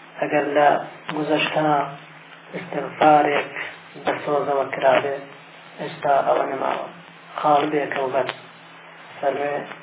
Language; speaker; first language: Central Kurdish; non-native, local second language; Gurani